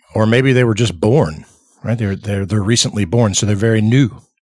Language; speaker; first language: English; early bilingual, other home language; Spanish